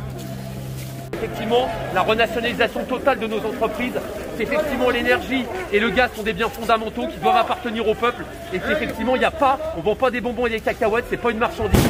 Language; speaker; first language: French; native; French